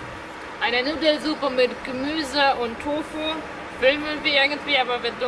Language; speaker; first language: German; non-native, fluent; Russian